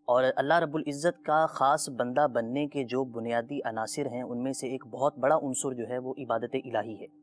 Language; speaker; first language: Urdu; native; Urdu